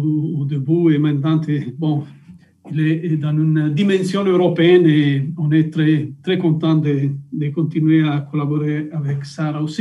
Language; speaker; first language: French; non-native, fluent; Italian